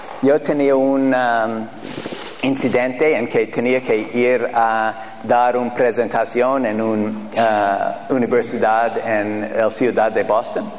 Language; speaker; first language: Spanish; non-native, fluent; English